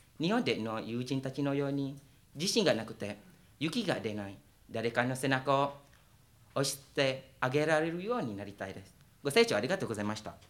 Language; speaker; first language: Japanese; non-native, fluent; Malay